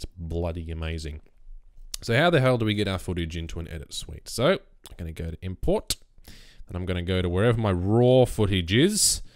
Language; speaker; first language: English; native; English